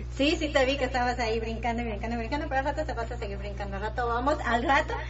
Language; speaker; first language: Spanish; native; Spanish